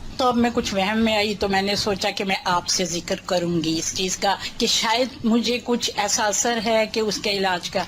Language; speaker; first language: Urdu; native; Urdu